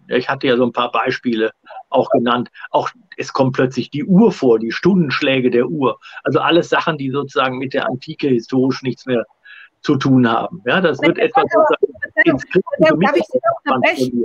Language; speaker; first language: German; native; German